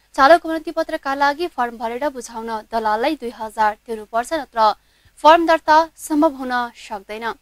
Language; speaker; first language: Nepali; non-native, local second language; Maithili